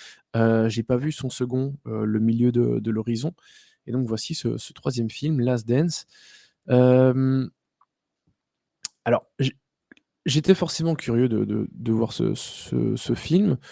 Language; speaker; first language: French; native; French